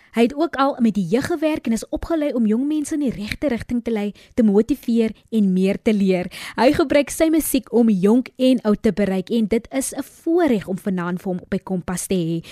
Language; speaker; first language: Afrikaans; native; Afrikaans